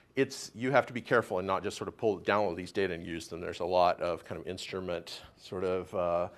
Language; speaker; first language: English; native; English